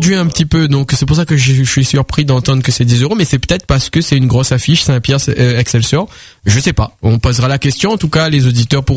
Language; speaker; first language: French; native; French